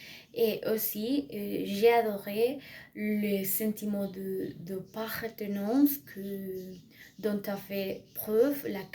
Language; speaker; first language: French; non-native, learner; Spanish